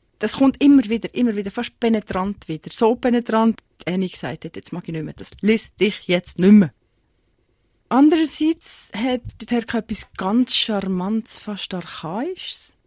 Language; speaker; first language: German; native; German